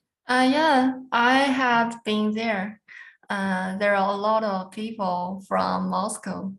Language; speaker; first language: English; non-native, learner; Chinese